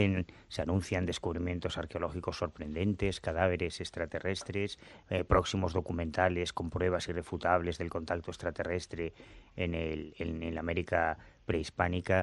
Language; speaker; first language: Spanish; native; Spanish